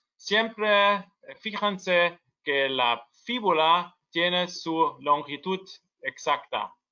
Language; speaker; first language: Spanish; non-native, learner; German